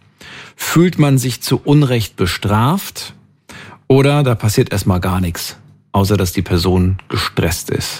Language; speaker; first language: German; native; German